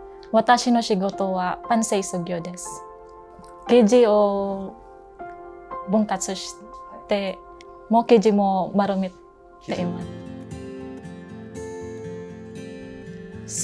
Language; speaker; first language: Japanese; non-native, learner; Cebuano